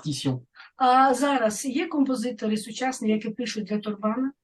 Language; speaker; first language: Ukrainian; non-native, learner; French